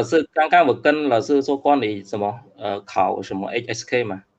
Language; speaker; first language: Chinese; non-native, fluent; Khmer